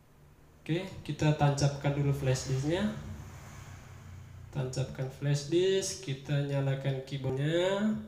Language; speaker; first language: Indonesian; native; Indonesian